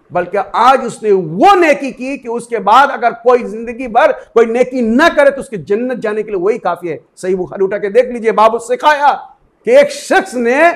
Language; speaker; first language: Hindi; native; Hindi